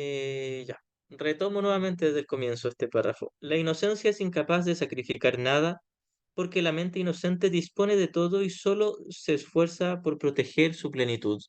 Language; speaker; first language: Spanish; native; Spanish